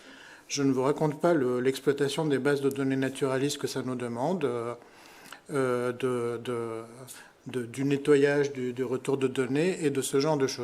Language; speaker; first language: French; native; French